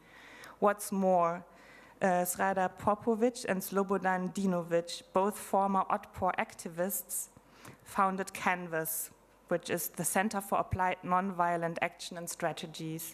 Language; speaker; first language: English; non-native, fluent; German